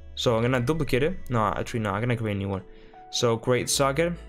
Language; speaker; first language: English; non-native, fluent; Spanish